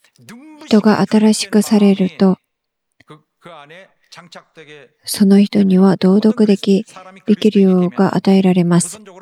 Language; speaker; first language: Japanese; non-native, fluent; Korean